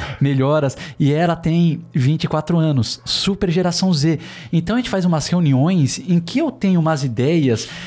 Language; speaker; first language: Portuguese; native; Portuguese